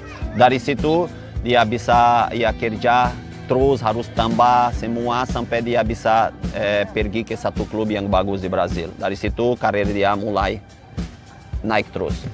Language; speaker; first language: Indonesian; non-native, fluent; Portuguese